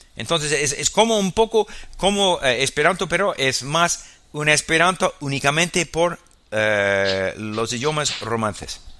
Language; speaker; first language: Spanish; non-native, fluent; English